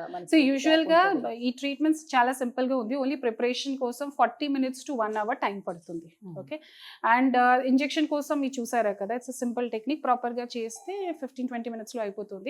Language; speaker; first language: Telugu; non-native, fluent; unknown